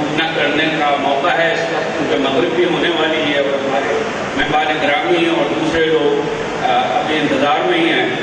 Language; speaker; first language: Urdu; native; Urdu